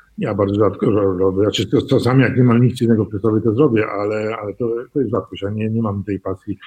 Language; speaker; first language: Polish; early bilingual, heritage; Polish